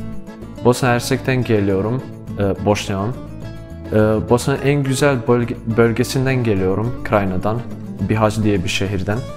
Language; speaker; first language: Turkish; non-native, fluent; Bosnian